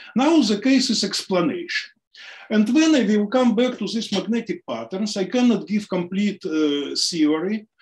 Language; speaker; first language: English; non-native, fluent; Russian